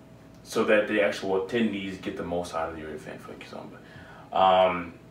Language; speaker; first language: English; native; English